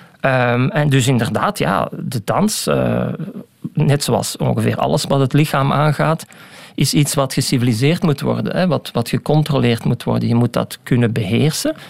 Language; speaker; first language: Dutch; native; Dutch